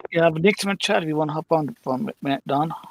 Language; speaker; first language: English; native; English